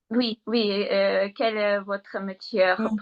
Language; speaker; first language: French; non-native, learner; Ukrainian